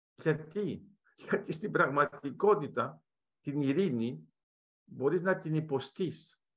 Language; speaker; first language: Greek; early bilingual, heritage; Greek